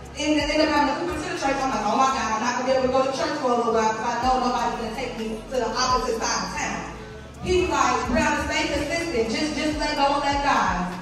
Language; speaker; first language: English; native; English